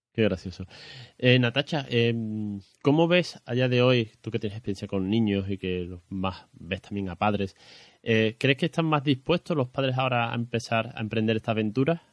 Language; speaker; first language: Spanish; native; Spanish